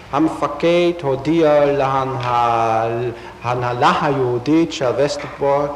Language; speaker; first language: Hebrew; non-native, fluent; Dutch